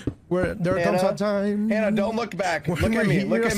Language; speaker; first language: English; non-native, learner; Spanish